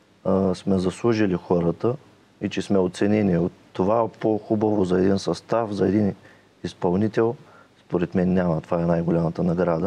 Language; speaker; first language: Bulgarian; native; Bulgarian